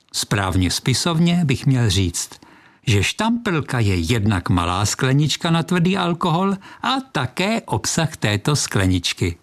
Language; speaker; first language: Czech; native; Czech